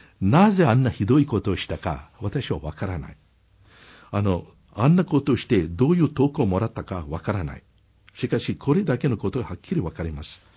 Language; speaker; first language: Japanese; non-native, fluent; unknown